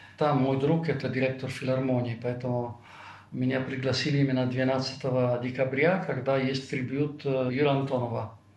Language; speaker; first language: Russian; non-native, fluent; Italian